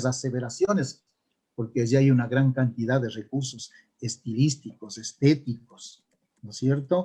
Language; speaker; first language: Spanish; native; Spanish